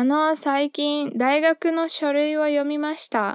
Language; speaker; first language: Japanese; non-native, fluent; Portuguese